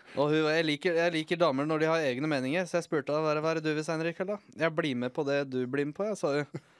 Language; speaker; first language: Norwegian; native; Norwegian